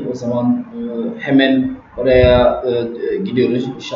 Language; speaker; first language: Turkish; non-native, learner; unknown